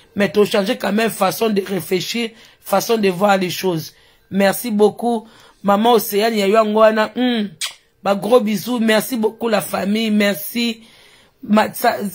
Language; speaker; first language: French; non-native, local second language; Lingala